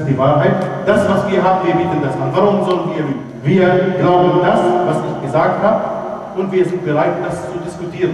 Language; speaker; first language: German; non-native, fluent; Arabic